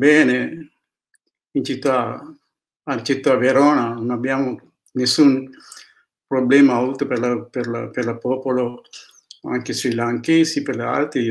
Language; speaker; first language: Italian; non-native, learner; Sinhala